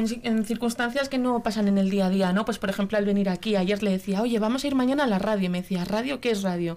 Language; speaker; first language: Spanish; native; Spanish